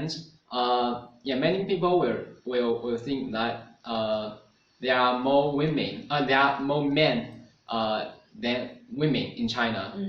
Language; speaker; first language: English; non-native, learner; Chinese